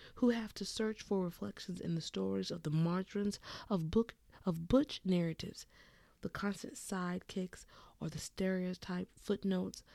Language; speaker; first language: English; native; English